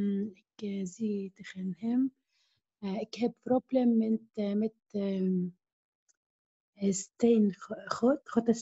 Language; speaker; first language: Dutch; non-native, learner; Arabic